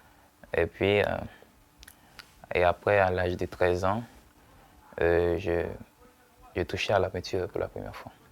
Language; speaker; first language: French; non-native, local second language; Haitian Creole